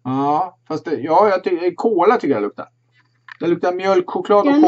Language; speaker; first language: Swedish; native; Swedish